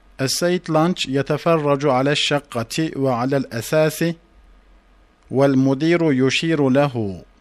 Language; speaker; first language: Arabic; non-native, fluent; Turkish